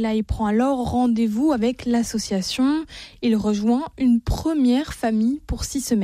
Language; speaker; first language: French; native; French